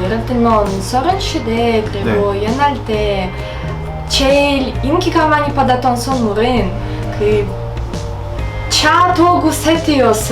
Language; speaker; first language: Korean; non-native, learner; Russian